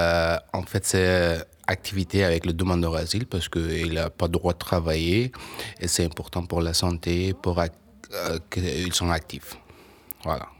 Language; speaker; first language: French; non-native, learner; Persian